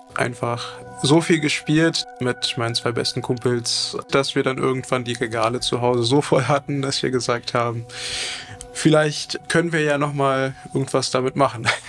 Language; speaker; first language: German; early bilingual, other home language; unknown